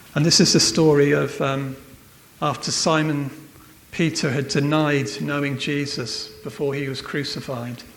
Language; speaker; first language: English; native; English